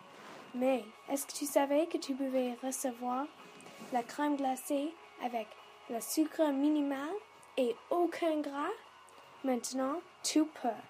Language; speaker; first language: French; non-native, learner; English